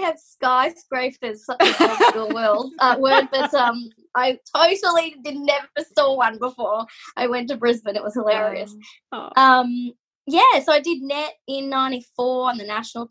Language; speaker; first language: English; native; English